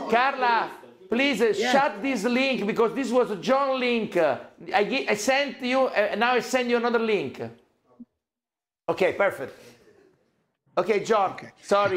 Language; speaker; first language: English; non-native, fluent; Italian